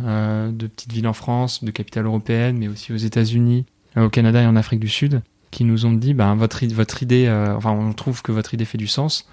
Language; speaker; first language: French; native; French